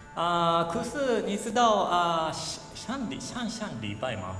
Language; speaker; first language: Chinese; non-native, learner; Japanese